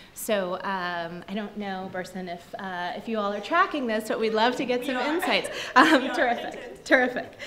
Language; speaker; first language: English; native; English